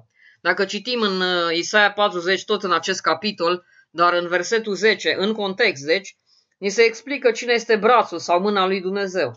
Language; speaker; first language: Romanian; native; Romanian